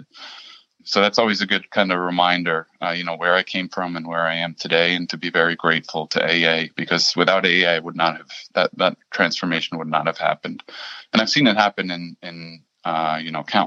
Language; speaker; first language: English; early bilingual, other home language; German